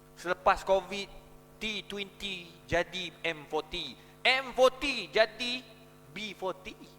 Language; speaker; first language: Malay; native; Malay